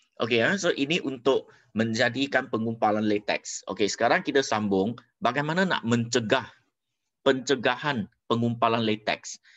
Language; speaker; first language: Malay; non-native, local second language; Chinese